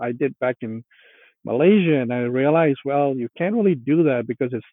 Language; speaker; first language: English; non-native, local second language; Punjabi